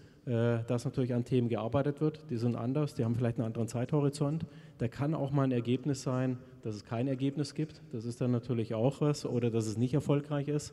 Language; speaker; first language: German; native; German